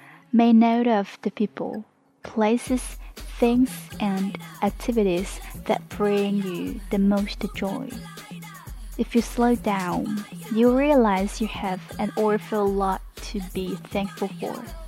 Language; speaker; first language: English; non-native, fluent; Chinese